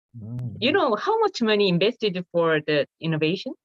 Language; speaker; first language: English; non-native, learner; Korean